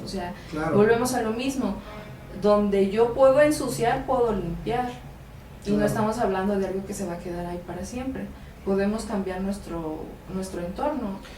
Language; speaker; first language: Spanish; native; Spanish